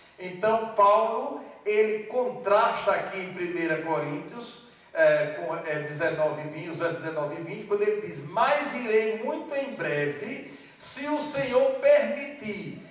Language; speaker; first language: Portuguese; non-native, fluent; Malagasy